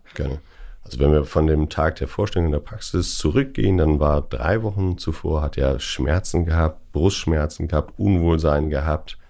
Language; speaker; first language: German; native; German